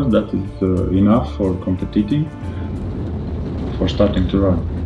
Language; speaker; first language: English; non-native, learner; Latvian